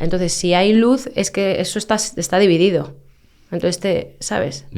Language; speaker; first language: Spanish; native; Spanish